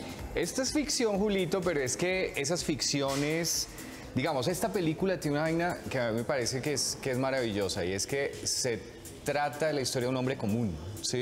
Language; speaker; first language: Spanish; native; Spanish